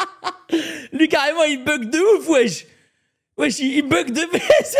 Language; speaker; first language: French; native; French